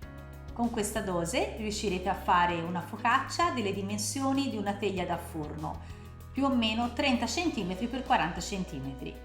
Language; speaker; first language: Italian; native; Italian